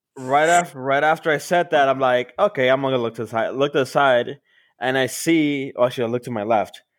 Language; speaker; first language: English; early bilingual, other home language; Spanish